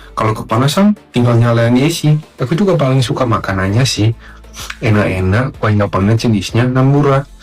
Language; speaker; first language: Indonesian; non-native, fluent; Dutch